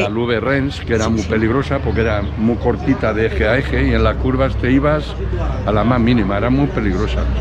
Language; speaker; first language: Spanish; native; Spanish